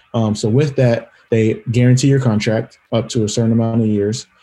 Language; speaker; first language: English; native; English